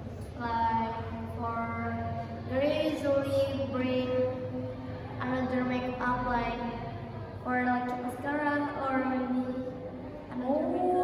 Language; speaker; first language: English; non-native, learner; Indonesian